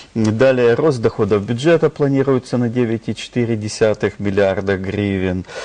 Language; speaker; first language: Russian; native; Russian